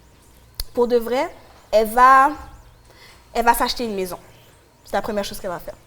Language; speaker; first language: French; non-native, local second language; Haitian Creole